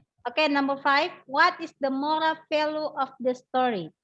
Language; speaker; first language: English; non-native, learner; Indonesian